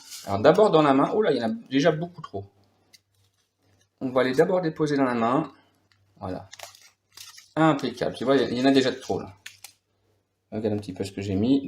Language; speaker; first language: French; native; French